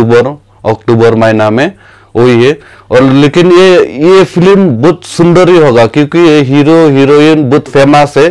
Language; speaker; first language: Hindi; non-native, local second language; Khasi